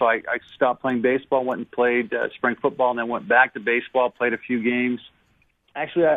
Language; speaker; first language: English; native; English